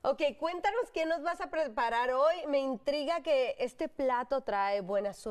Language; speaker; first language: Spanish; native; Spanish